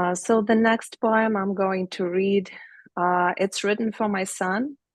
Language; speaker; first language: English; non-native, fluent; Ukrainian